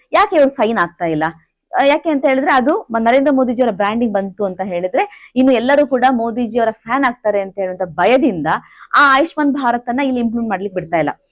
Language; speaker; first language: Kannada; native; Kannada